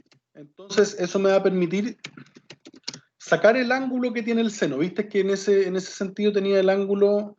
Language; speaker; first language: Spanish; native; Spanish